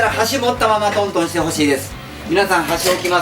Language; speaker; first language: Japanese; native; Japanese